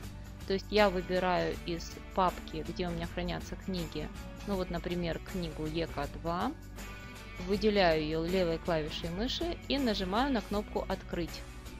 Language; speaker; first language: Russian; native; Russian